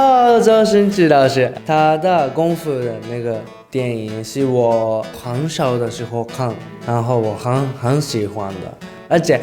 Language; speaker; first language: Chinese; non-native, learner; Japanese